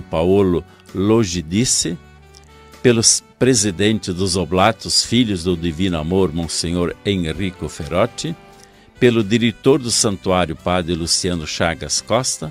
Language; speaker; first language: Portuguese; native; Portuguese